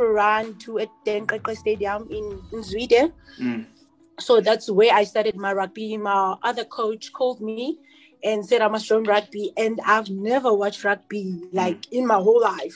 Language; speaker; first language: English; non-native, local second language; Xhosa